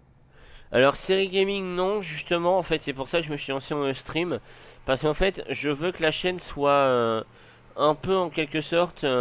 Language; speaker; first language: French; native; French